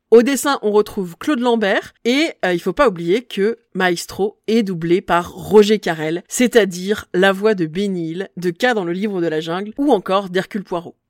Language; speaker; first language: French; native; French